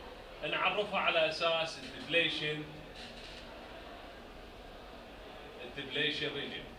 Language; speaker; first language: Arabic; native; Arabic